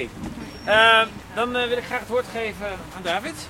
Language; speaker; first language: Dutch; native; Dutch